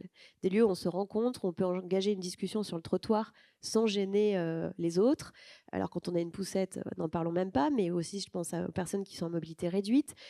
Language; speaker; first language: French; native; French